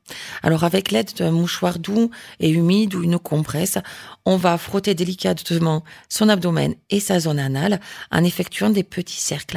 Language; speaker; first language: French; native; French